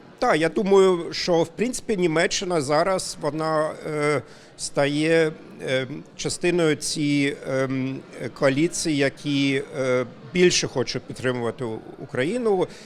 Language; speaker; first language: Ukrainian; non-native, fluent; German